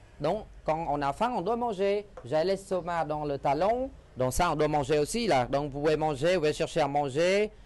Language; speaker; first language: French; non-native, fluent; Khmer